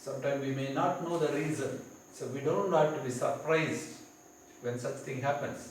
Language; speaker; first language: English; non-native, local second language; Tamil